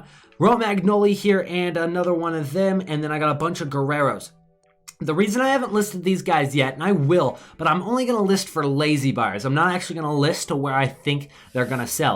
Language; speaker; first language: English; native; English